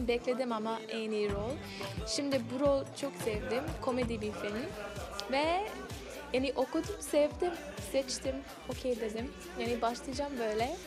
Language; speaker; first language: Turkish; non-native, learner; English